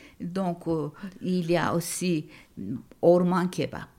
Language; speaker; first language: French; non-native, fluent; Turkish